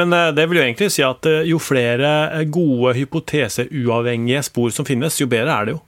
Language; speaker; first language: Norwegian; native; Norwegian